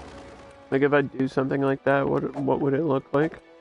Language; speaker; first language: English; native; English